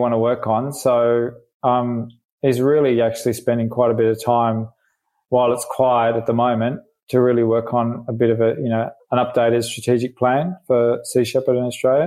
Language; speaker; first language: English; native; English